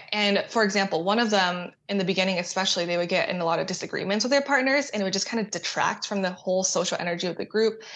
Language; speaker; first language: English; native; English